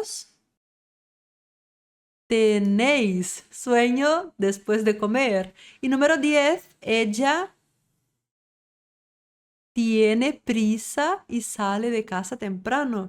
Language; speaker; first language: Spanish; non-native, fluent; Portuguese